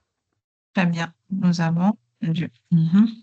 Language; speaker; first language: French; non-native, local second language; Arabic